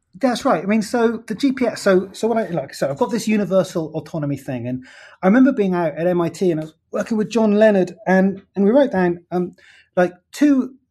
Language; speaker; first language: English; native; English